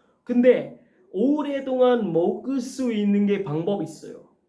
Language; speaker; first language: Korean; non-native, learner; Khmer